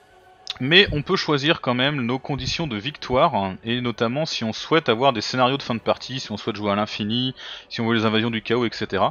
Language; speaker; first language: French; native; French